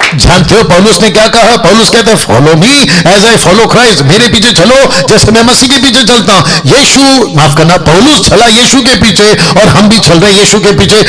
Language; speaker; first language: Hindi; non-native, local second language; Telugu